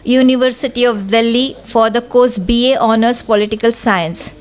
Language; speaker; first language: English; non-native, local second language; Marathi